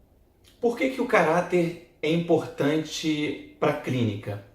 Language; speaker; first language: Portuguese; native; Portuguese